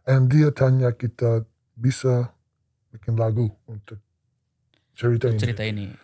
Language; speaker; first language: Indonesian; non-native, learner; English